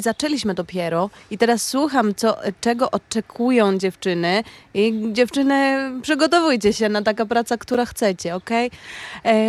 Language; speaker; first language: Polish; non-native, learner; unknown